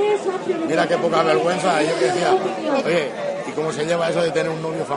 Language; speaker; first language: Spanish; native; Spanish